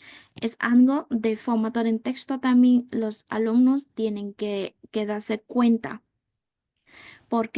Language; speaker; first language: Spanish; non-native, fluent; Vietnamese